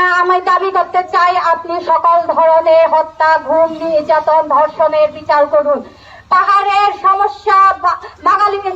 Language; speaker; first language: Bangla; non-native, local second language; Chakma